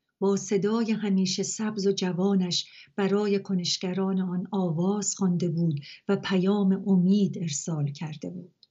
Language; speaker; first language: Persian; native; Persian